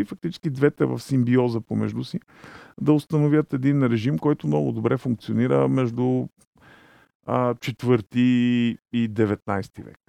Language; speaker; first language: Bulgarian; native; Bulgarian